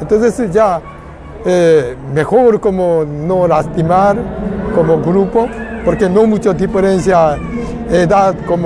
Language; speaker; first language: Spanish; non-native, learner; Korean